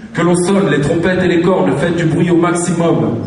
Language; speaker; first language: French; native; French